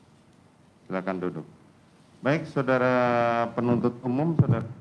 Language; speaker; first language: Indonesian; native; Indonesian